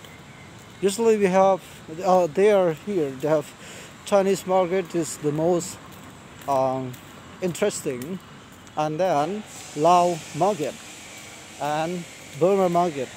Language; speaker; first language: English; non-native, learner; Lao